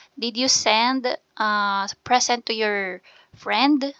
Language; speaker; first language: English; non-native, local second language; Filipino